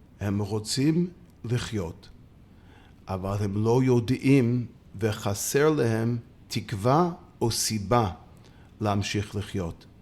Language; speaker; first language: Hebrew; non-native, fluent; English